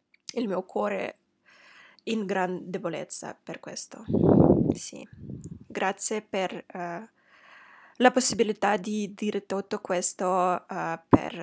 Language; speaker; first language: Italian; non-native, fluent; Russian